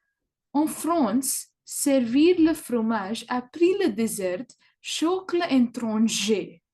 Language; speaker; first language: French; non-native, learner; English